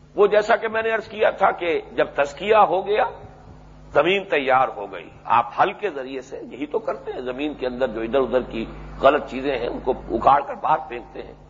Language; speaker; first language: Urdu; native; Urdu